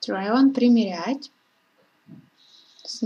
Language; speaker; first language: English; non-native, learner; Russian